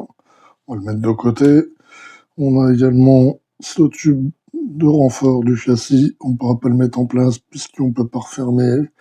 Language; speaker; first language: French; native; French